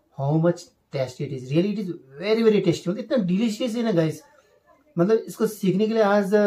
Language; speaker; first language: Hindi; native; Hindi